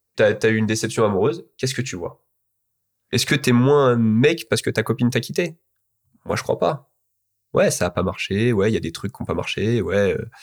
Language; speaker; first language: French; native; French